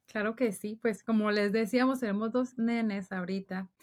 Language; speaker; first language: Spanish; native; Spanish